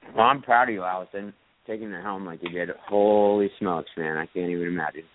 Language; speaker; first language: English; native; English